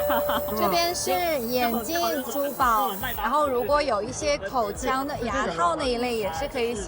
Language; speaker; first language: Chinese; native; Chinese